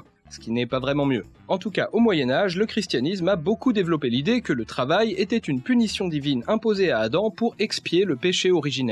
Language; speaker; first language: French; native; French